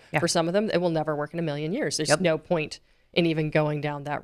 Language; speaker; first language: English; native; English